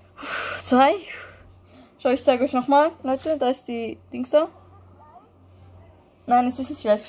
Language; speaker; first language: German; early bilingual, other home language; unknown